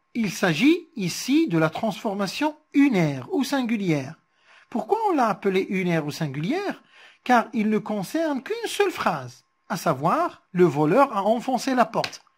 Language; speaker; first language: French; non-native, local second language; Arabic